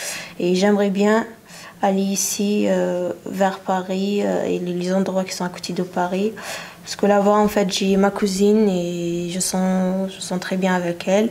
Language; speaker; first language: French; non-native, learner; Arabic